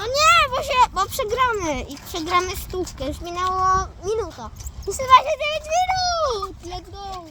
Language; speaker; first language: Polish; native; Polish